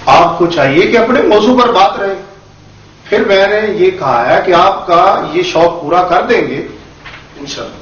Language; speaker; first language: Urdu; non-native, local second language; Punjabi